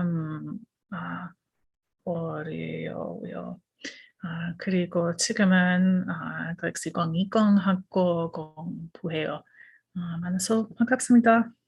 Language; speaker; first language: Korean; non-native, learner; English